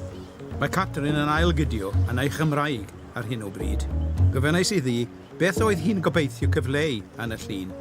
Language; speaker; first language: Welsh; native; Welsh